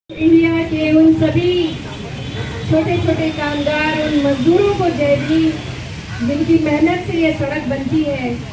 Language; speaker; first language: Hindi; non-native, local second language; Gujarati